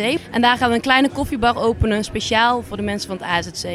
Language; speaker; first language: Dutch; native; Dutch